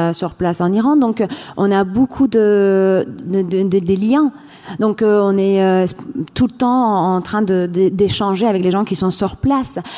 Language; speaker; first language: French; non-native, fluent; Persian